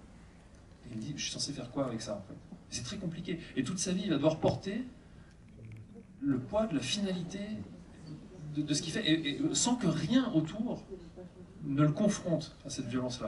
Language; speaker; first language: French; native; French